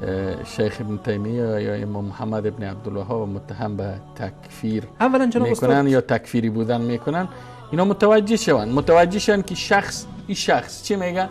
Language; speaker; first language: Persian; native; Persian